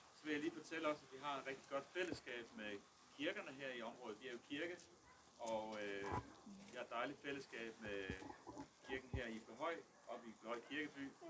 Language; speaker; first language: Danish; early bilingual, other home language; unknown